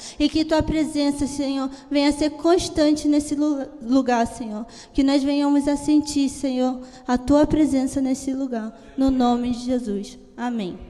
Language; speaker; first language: Portuguese; early bilingual, heritage; Italian